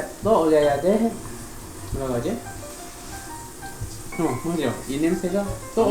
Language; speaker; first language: Korean; non-native, fluent; Malay